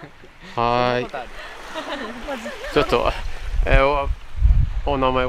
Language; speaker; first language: Japanese; non-native, learner; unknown